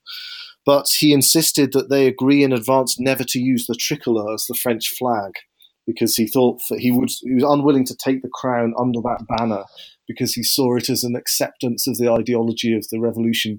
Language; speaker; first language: English; native; English